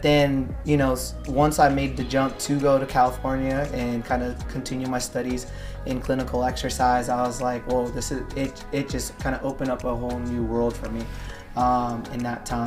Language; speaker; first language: English; native; English